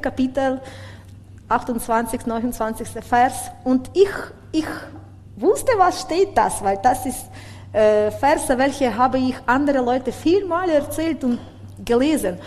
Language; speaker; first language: German; non-native, learner; Ukrainian